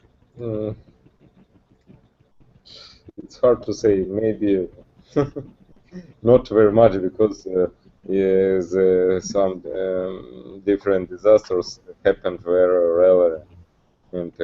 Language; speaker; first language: English; non-native, learner; Russian